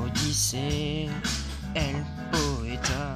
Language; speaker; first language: Spanish; non-native, learner; French